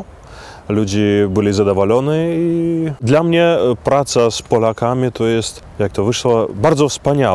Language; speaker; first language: Polish; non-native, fluent; Belarusian